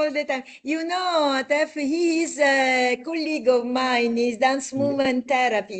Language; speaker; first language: English; non-native, fluent; Italian